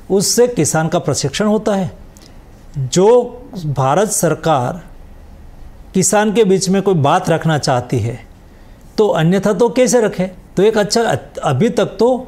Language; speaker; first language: Hindi; non-native, local second language; Gujarati